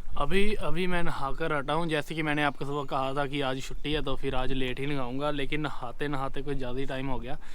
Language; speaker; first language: Hindi; non-native, local second language; Punjabi